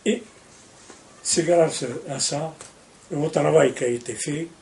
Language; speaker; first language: French; non-native, local second language; Arabic